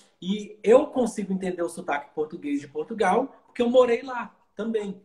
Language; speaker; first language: Portuguese; native; Portuguese